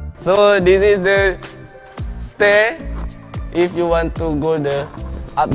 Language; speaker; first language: English; non-native, learner; Indonesian